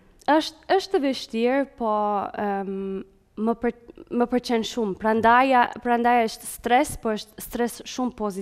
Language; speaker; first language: Albanian; early bilingual, heritage; Spanish